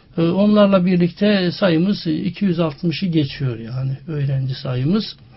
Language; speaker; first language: Turkish; native; Turkish